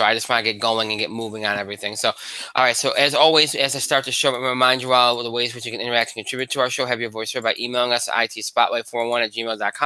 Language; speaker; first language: English; native; English